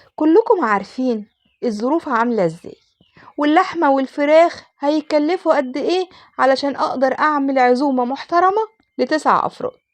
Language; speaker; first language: Egyptian Arabic; native; Egyptian Arabic